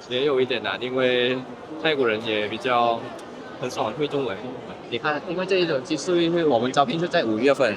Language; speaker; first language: Chinese; non-native, fluent; Thai